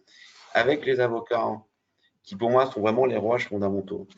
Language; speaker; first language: French; native; French